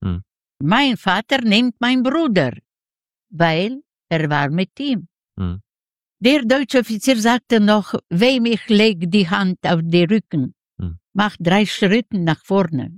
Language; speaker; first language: German; non-native, learner; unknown